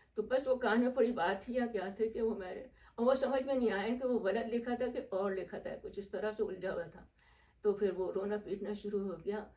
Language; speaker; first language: Urdu; native; Urdu